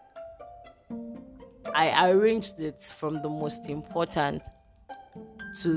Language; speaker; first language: English; non-native, local second language; Yoruba